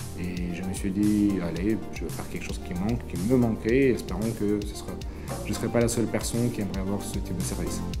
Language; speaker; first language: French; non-native, fluent; Ukrainian